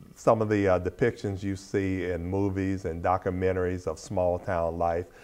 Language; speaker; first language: English; native; English